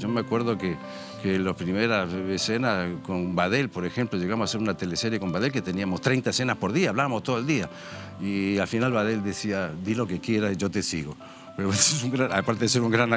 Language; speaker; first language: Spanish; native; Spanish